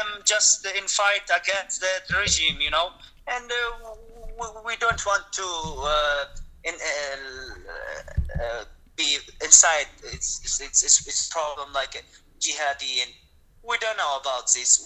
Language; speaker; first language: English; non-native, learner; Russian